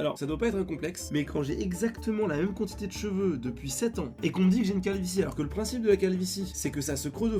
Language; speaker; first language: French; native; French